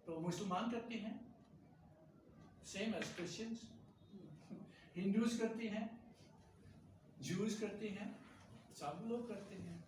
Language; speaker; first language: Hindi; non-native, fluent; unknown